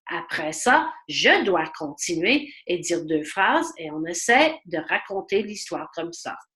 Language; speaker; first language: French; non-native, fluent; English